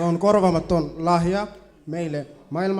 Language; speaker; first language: Finnish; early bilingual, other home language; Swahili